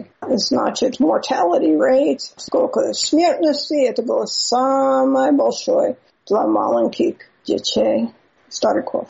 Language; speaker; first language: Russian; non-native, learner; English